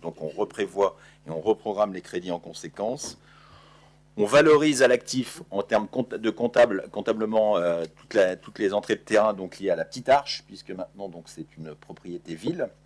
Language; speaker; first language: French; native; French